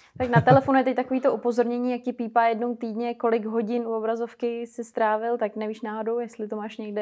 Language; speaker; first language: Czech; native; Czech